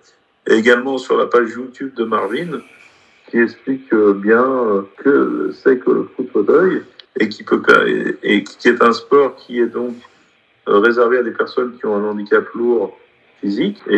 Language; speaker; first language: French; native; French